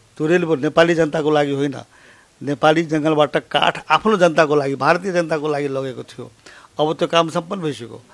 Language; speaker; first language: Nepali; non-native, local second language; Maithili